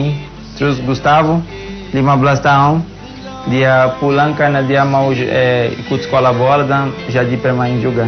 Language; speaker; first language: Indonesian; non-native, fluent; Portuguese